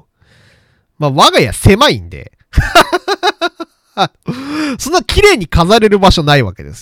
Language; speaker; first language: Japanese; native; Japanese